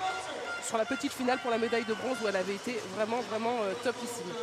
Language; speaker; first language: French; native; French